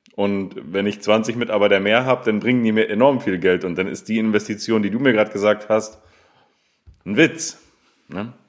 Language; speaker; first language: German; native; German